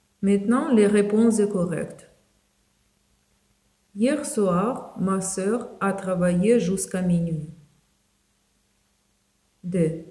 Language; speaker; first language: French; non-native, fluent; Ukrainian